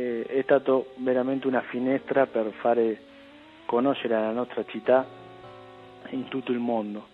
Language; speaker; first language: Italian; early bilingual, heritage; Spanish